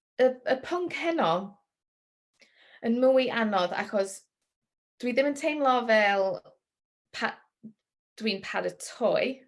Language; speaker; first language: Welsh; non-native, learner; English